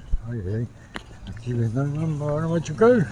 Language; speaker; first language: Spanish; native; Spanish